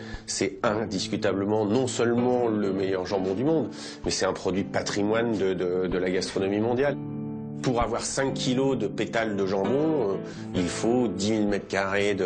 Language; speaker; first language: French; native; French